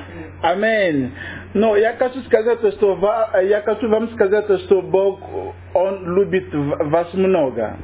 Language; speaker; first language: Russian; non-native, learner; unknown